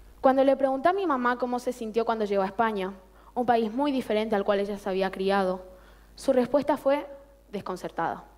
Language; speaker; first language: Spanish; native; Spanish